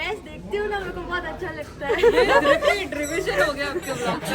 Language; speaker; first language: Hindi; non-native, local second language; Gujarati